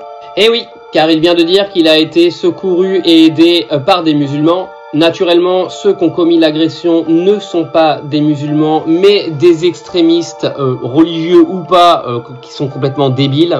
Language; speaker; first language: French; native; French